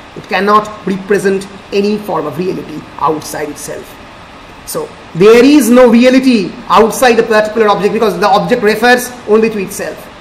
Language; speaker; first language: English; non-native, local second language; Bangla